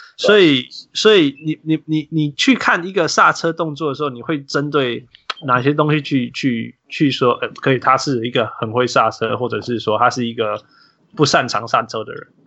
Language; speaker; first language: Chinese; native; Chinese